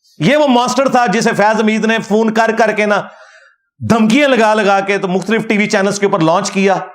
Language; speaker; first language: Urdu; non-native, local second language; Punjabi